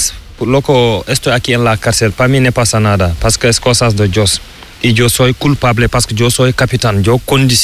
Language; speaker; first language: Spanish; non-native, learner; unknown